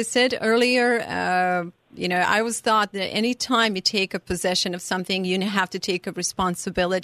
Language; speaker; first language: English; non-native, fluent; Serbian